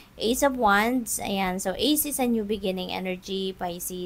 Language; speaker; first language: English; non-native, local second language; Filipino